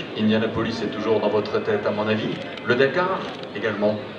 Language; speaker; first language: French; native; French